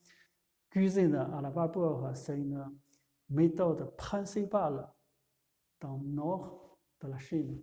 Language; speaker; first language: French; non-native, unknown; Chinese